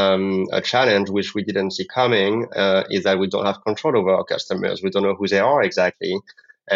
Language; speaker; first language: English; non-native, fluent; French